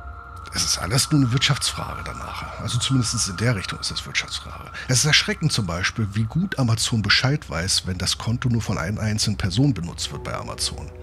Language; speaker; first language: German; native; German